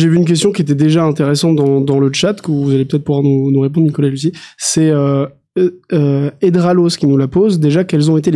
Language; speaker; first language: French; native; French